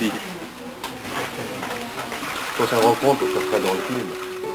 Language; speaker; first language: French; non-native, fluent; Japanese